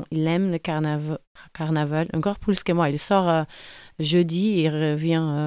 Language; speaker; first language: French; non-native, fluent; Portuguese